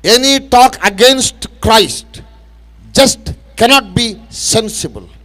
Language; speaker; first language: English; non-native, local second language; Telugu